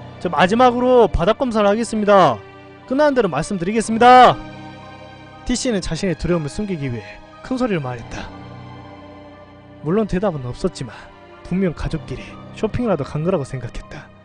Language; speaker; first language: Korean; native; Korean